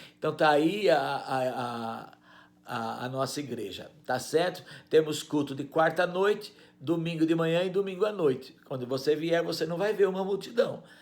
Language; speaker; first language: Portuguese; native; Portuguese